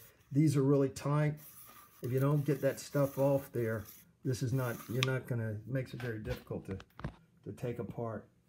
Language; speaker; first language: English; native; English